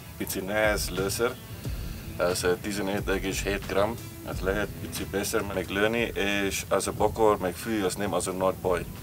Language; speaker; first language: Hungarian; non-native, learner; Afrikaans